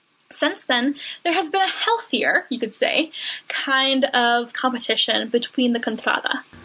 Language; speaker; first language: English; native; English